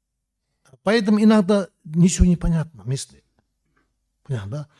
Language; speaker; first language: Russian; non-native, learner; Tibetan